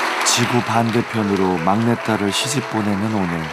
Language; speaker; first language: Korean; native; Korean